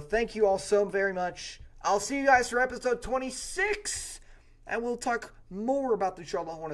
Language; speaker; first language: English; native; English